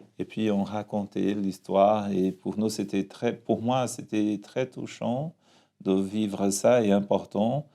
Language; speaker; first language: French; non-native, fluent; Portuguese